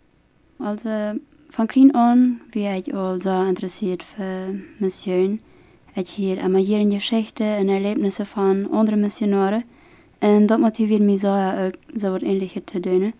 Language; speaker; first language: German; non-native, local second language; Plautdietsch